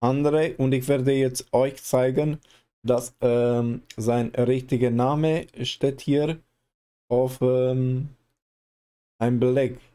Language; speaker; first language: German; non-native, learner; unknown